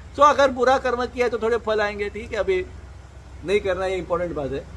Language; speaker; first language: Hindi; non-native, local second language; Marathi